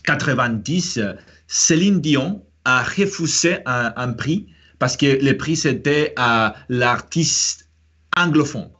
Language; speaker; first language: French; non-native, fluent; Spanish